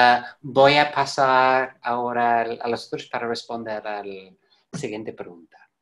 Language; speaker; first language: Spanish; non-native, fluent; English